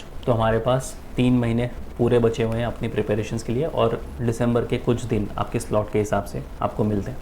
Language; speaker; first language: Hindi; native; Hindi